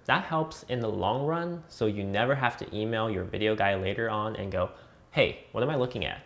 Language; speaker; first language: English; native; English